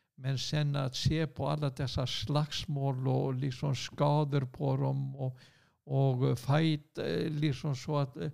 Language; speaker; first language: Swedish; non-native, fluent; Icelandic